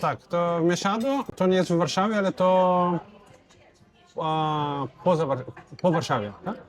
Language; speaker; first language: Polish; non-native, fluent; Portuguese